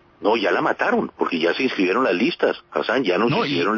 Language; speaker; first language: Spanish; native; Spanish